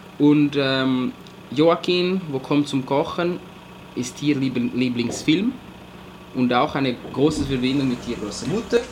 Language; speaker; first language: German; non-native, fluent; Portuguese